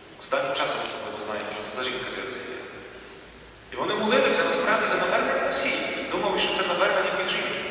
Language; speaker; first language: Ukrainian; non-native, fluent; Polish